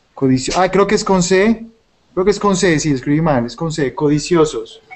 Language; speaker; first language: Spanish; native; Spanish